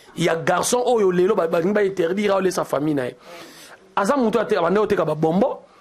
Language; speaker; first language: Lingala; non-native, local second language; Luba-Lulua